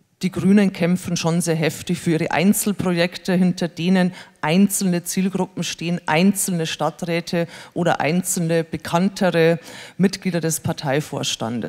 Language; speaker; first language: German; native; German